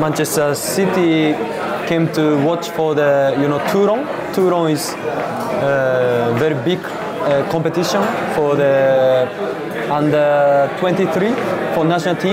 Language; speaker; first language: English; non-native, learner; Japanese